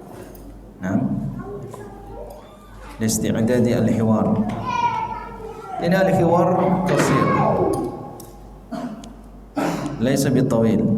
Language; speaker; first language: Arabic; non-native, fluent; Indonesian